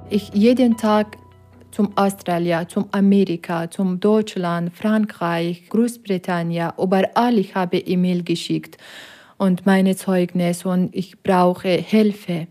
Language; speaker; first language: German; non-native, learner; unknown